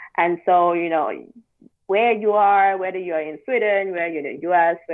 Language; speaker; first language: English; non-native, local second language; Cantonese